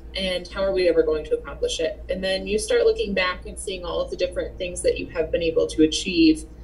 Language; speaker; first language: English; native; English